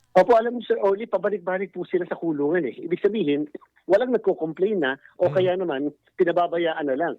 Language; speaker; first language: Filipino; native; Filipino